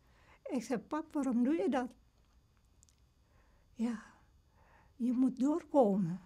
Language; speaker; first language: Dutch; early bilingual, other home language; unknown